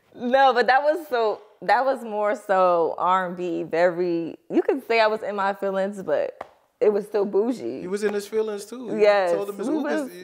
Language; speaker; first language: English; native; English